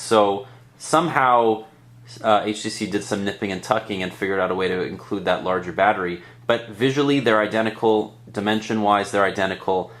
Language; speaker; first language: English; native; English